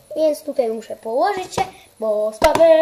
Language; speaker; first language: Polish; early bilingual, heritage; Polish